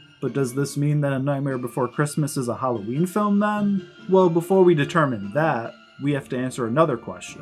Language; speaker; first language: English; native; English